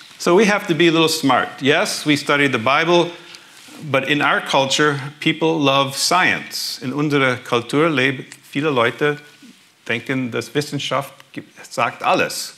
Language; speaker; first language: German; early bilingual, heritage; German